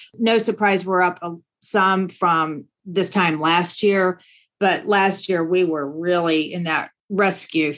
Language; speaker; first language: English; native; English